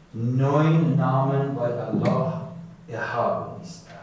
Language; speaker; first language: German; non-native, learner; Persian